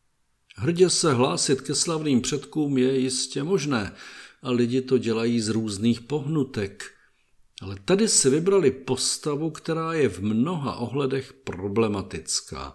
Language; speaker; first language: Czech; native; Czech